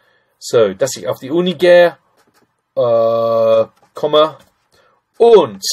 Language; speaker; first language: German; non-native, fluent; English